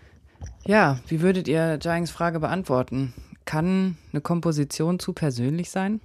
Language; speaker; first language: German; native; German